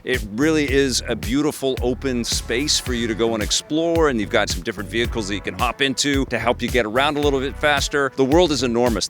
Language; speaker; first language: English; native; English